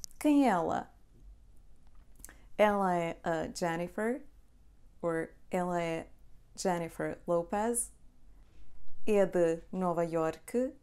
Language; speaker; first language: Portuguese; non-native, fluent; Serbian